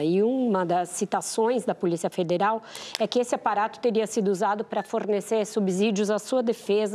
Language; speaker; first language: Portuguese; native; Portuguese